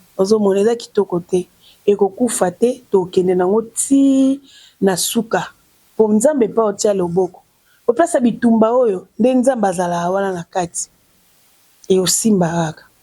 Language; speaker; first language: Lingala; native; Lingala